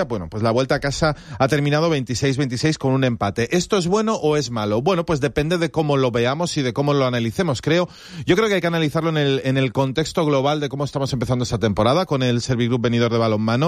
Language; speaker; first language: Spanish; native; Spanish